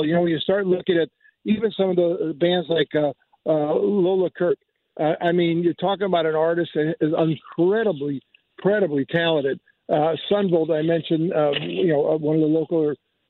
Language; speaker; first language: English; native; English